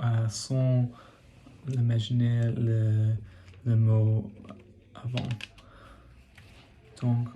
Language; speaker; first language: French; non-native, learner; English